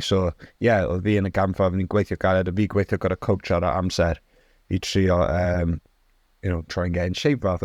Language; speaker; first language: Welsh; non-native, local second language; English